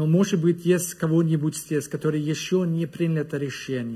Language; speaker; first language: Russian; non-native, learner; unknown